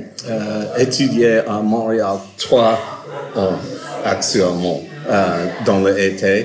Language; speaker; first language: French; non-native, learner; English